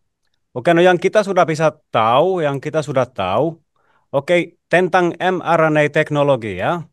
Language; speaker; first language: Indonesian; non-native, fluent; Finnish